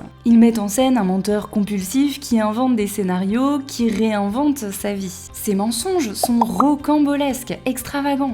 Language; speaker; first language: French; native; French